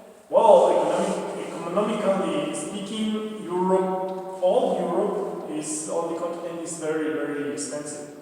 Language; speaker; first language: English; non-native, learner; Spanish